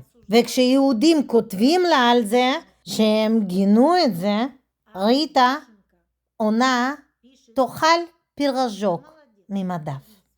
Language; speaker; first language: Hebrew; non-native, fluent; Russian